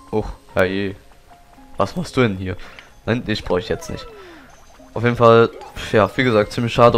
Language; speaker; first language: German; native; German